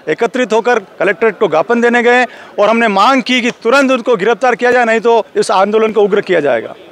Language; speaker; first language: Hindi; native; Hindi